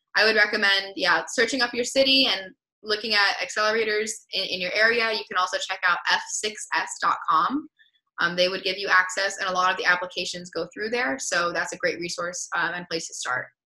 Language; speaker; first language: English; native; English